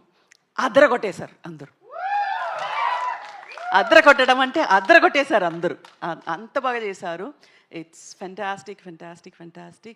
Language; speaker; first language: Telugu; non-native, local second language; Tamil